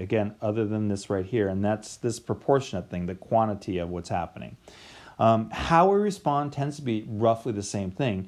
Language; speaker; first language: English; native; English